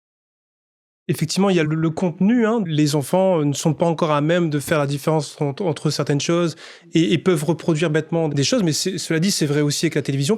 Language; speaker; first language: French; native; French